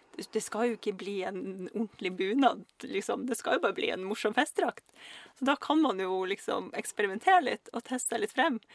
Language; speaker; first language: Norwegian; early bilingual, other home language; Russian